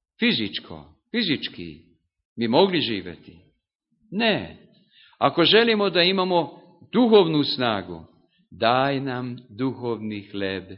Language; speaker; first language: Serbian; non-native, local second language; Hungarian